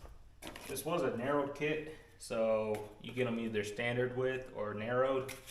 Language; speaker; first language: English; native; English